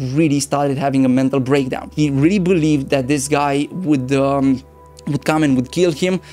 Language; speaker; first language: English; non-native, fluent; Romanian